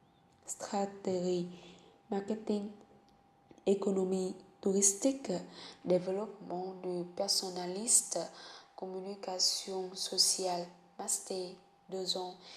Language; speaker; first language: French; non-native, learner; Vietnamese